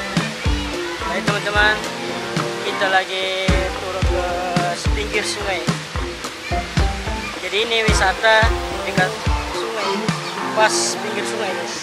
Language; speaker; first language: Indonesian; non-native, local second language; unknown